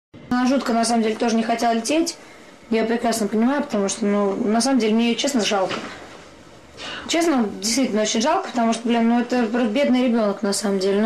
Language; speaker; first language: Russian; native; Russian